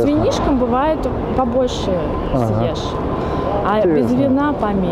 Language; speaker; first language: Russian; native; Russian